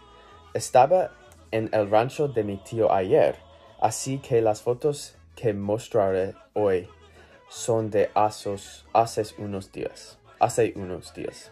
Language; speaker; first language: Spanish; non-native, learner; English